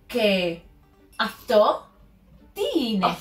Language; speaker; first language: Greek; non-native, learner; English